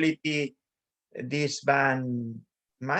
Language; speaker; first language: English; non-native, learner; Spanish